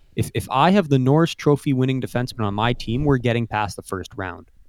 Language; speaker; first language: English; native; English